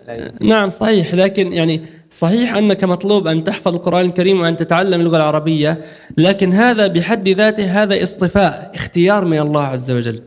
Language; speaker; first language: Arabic; native; Arabic